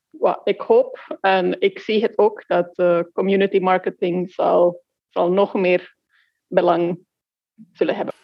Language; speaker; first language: Dutch; non-native, fluent; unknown